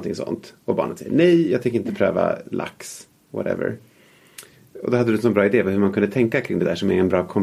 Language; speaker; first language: Swedish; native; Swedish